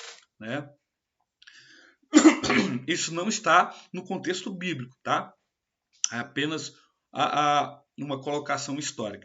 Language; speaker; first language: Portuguese; native; Portuguese